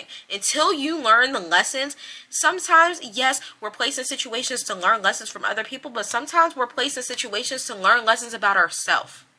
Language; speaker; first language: English; native; English